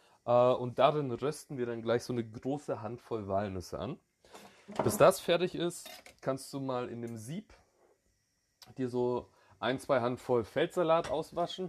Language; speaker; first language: German; native; German